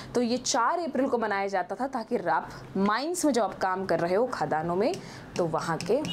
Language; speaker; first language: Hindi; native; Hindi